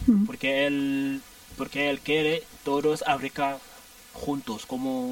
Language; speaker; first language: Spanish; non-native, learner; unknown